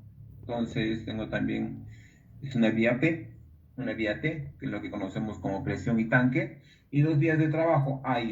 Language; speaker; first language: Spanish; native; Spanish